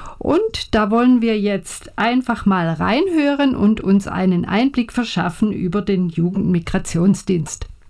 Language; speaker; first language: German; native; German